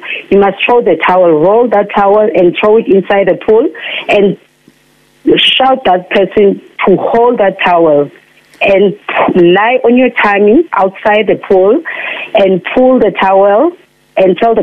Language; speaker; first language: English; non-native, local second language; Xhosa